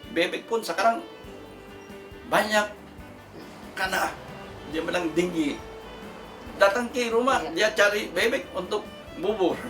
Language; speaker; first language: Indonesian; non-native, local second language; Tetum